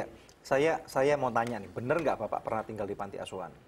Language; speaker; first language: Indonesian; native; Indonesian